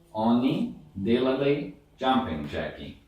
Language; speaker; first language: Czech; non-native, learner; English